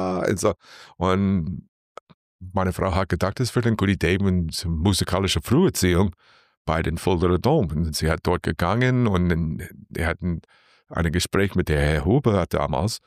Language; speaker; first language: German; non-native, learner; English